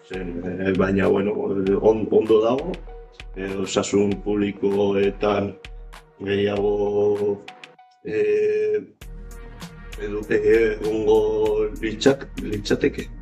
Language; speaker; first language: Basque; non-native, learner; Spanish